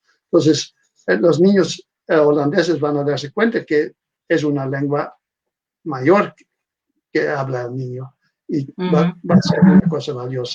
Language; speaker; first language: Spanish; non-native, fluent; Dutch